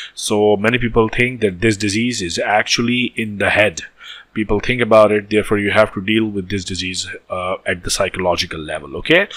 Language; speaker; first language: English; non-native, local second language; Hindi